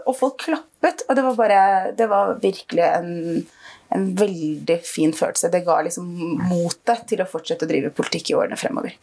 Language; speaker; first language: Norwegian; early bilingual, other home language; Arabic